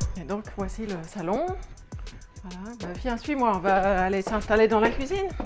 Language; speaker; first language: French; non-native, fluent; English